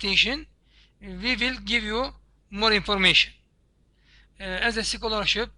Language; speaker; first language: English; non-native, learner; Turkish